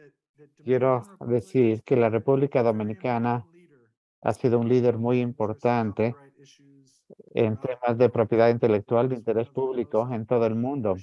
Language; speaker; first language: Spanish; non-native, fluent; English